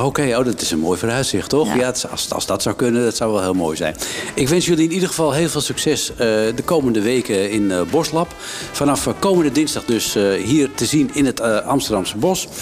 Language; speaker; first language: Dutch; native; Dutch